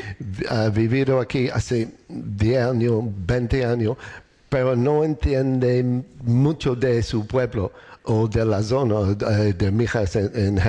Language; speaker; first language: Spanish; non-native, learner; English